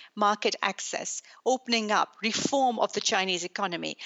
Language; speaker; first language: English; non-native, local second language; Urdu